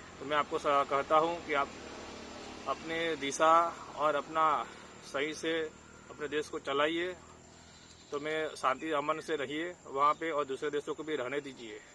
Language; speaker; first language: Hindi; non-native, local second language; Gujarati